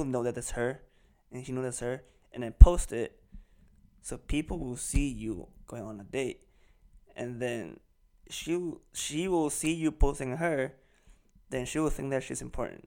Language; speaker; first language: English; non-native, local second language; Cantonese